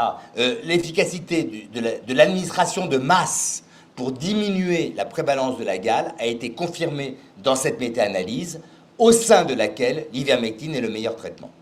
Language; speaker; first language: French; native; French